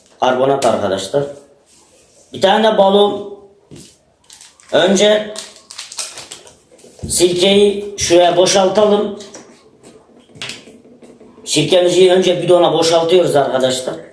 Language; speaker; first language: Turkish; native; Turkish